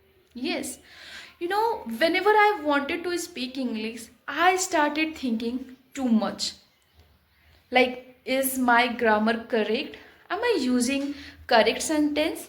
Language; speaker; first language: English; non-native, fluent; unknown